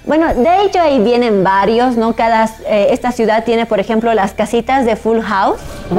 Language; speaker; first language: Spanish; native; Spanish